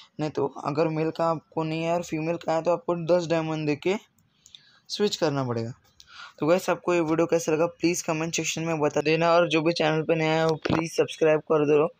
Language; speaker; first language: Hindi; native; Hindi